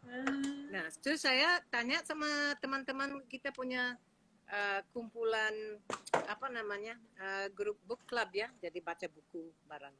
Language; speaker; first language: Indonesian; non-native, fluent; English